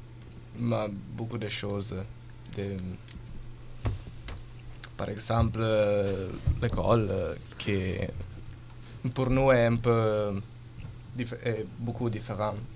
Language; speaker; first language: French; non-native, learner; Italian